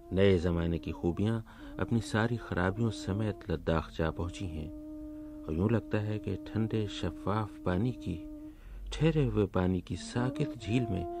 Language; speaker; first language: Urdu; native; Urdu